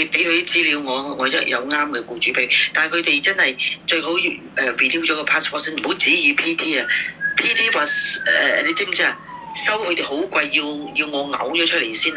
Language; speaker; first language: Cantonese; native; Cantonese